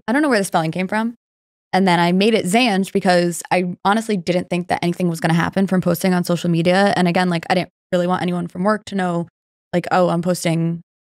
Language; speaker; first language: English; native; English